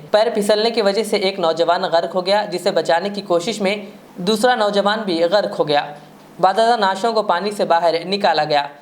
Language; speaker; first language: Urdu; native; Urdu